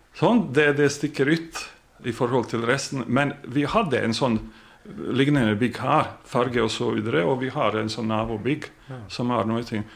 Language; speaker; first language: Norwegian; non-native, fluent; Bosnian